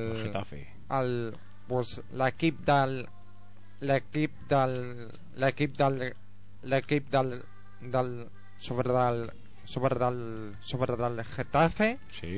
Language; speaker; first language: Catalan; non-native, local second language; Spanish